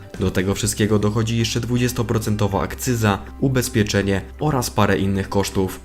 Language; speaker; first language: Polish; native; Polish